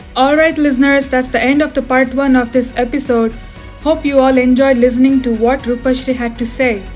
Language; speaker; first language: English; non-native, local second language; Kannada